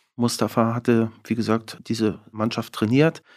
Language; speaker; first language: German; native; German